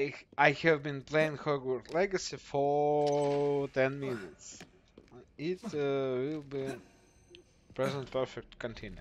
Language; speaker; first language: English; non-native, learner; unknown